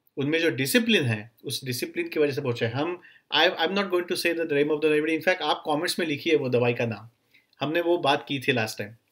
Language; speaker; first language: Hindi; non-native, local second language; Marathi